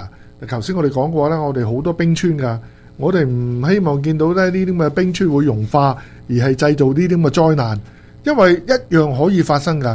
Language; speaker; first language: Chinese; native; Chinese